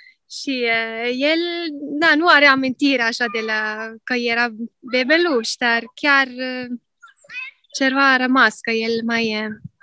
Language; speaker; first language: Romanian; non-native, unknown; Norwegian